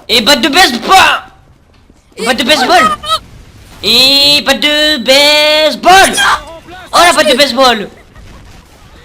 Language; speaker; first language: French; native; French